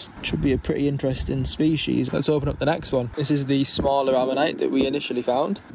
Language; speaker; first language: English; native; English